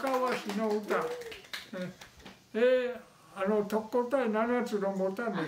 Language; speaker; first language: Japanese; non-native, local second language; Min Nan Chinese